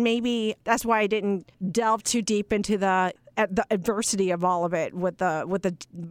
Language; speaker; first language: English; native; English